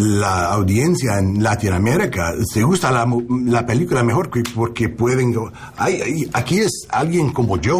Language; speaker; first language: Spanish; non-native, learner; English